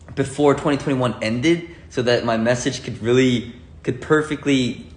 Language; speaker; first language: English; early bilingual, other home language; Korean